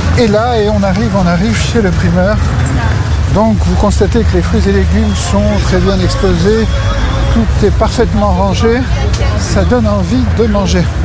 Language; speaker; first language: French; native; French